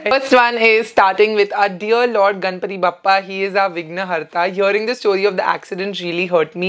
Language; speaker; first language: English; non-native, local second language; Hindi